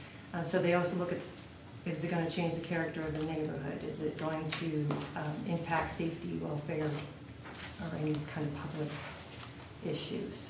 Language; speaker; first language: English; native; English